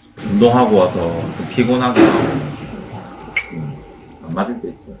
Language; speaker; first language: Korean; native; Korean